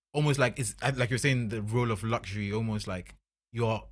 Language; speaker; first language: English; non-native, local second language; Akan